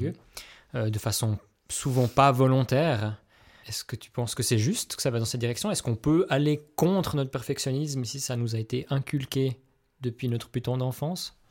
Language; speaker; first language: French; native; French